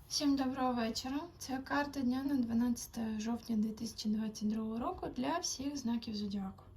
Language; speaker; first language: Ukrainian; non-native, local second language; Russian